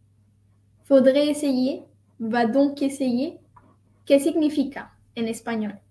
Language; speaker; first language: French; non-native, fluent; Spanish